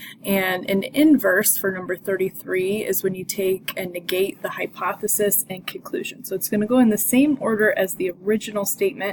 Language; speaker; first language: English; native; English